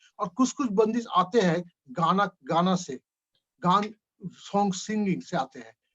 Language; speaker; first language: Hindi; non-native, local second language; Bangla